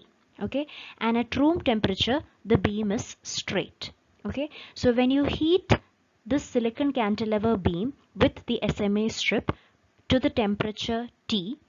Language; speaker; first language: English; non-native, local second language; Malayalam